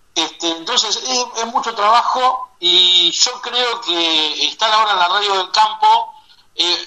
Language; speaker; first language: Spanish; native; Spanish